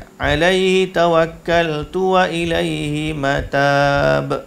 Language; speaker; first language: Arabic; non-native, fluent; Malay